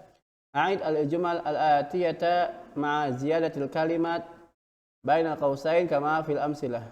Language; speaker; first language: Arabic; non-native, fluent; Indonesian